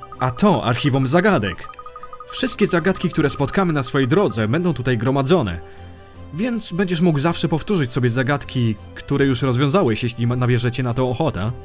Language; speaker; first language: Polish; early bilingual, heritage; Polish